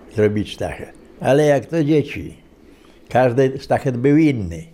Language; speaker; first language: Polish; native; Polish